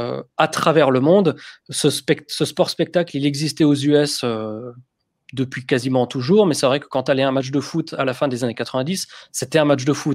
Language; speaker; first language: French; native; French